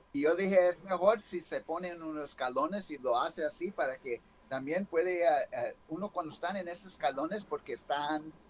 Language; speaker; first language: Spanish; early bilingual, heritage; Spanish